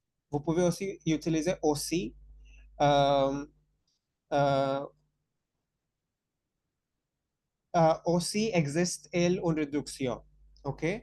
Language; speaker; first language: French; non-native, fluent; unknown